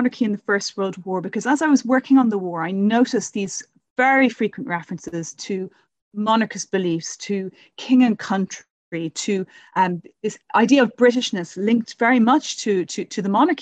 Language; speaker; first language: English; native; English